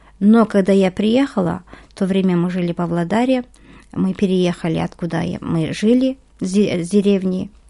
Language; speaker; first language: Russian; non-native, local second language; Kazakh